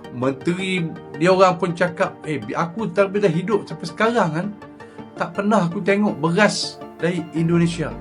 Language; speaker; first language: Malay; native; Malay